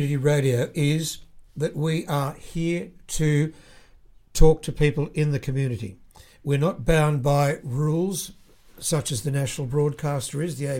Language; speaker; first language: English; native; English